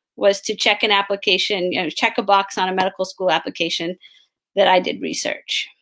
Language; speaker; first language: English; native; English